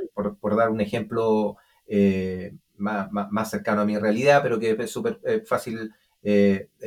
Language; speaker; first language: Spanish; native; Spanish